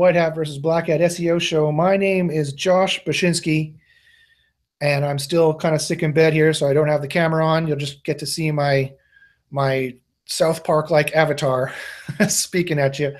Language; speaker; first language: English; native; English